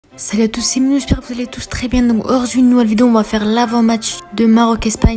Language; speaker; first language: French; native; French